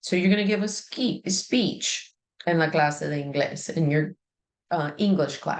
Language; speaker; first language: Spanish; non-native, fluent; English